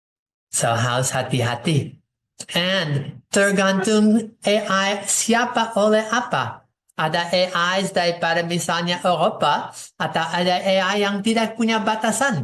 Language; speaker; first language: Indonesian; non-native, fluent; English